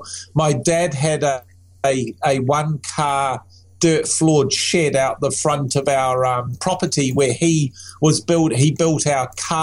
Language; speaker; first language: English; native; English